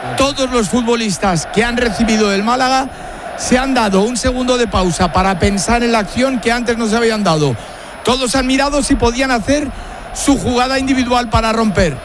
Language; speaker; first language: Spanish; native; Spanish